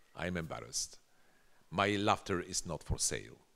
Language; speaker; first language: English; non-native, fluent; Polish